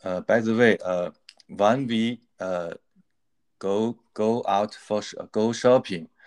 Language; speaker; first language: English; non-native, learner; Chinese